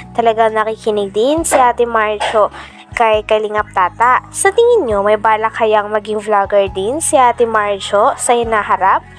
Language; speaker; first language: Filipino; native; Filipino